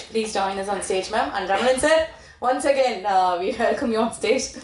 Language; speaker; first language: Tamil; native; Tamil